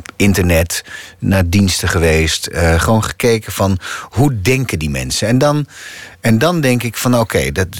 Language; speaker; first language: Dutch; non-native, local second language; Low German